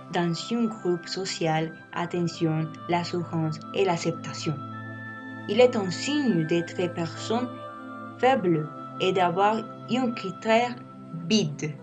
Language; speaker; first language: French; non-native, learner; Spanish